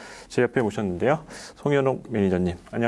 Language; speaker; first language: Korean; native; Korean